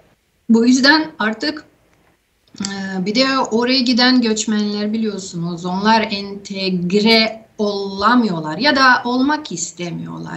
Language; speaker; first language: Turkish; non-native, fluent; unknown